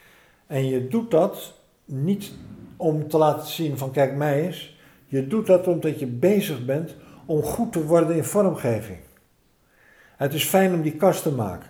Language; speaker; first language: Dutch; native; Dutch